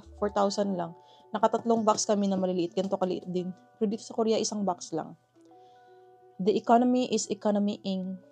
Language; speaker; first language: Filipino; native; Filipino